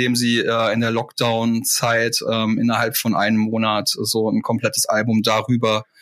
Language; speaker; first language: German; native; German